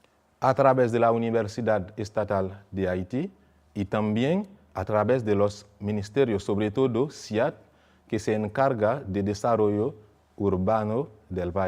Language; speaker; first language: Spanish; non-native, fluent; Haitian Creole